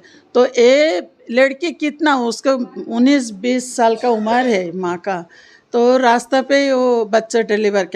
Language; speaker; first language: Hindi; non-native, local second language; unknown